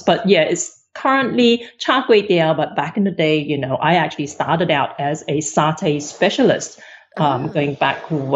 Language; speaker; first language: English; non-native, local second language; Cantonese